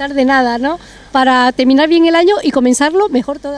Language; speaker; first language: Spanish; native; Spanish